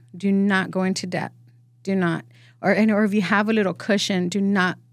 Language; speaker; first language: English; early bilingual, other home language; Spanish